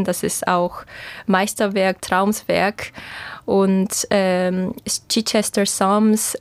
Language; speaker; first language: German; non-native, fluent; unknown